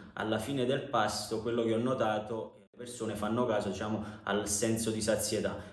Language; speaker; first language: Italian; native; Italian